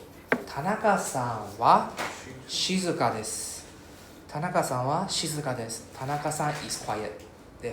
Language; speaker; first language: Japanese; non-native, fluent; English